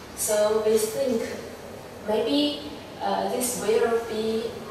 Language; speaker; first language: English; non-native, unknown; Chinese